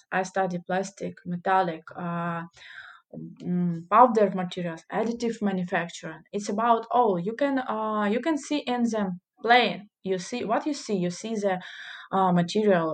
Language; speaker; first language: English; non-native, learner; Russian